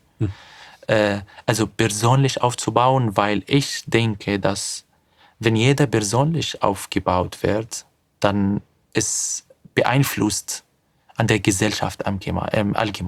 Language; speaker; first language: German; non-native, fluent; Arabic